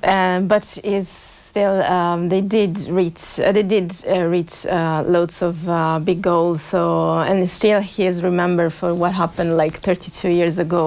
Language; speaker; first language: English; non-native, fluent; Italian